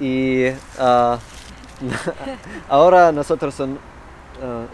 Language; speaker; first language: Spanish; non-native, learner; German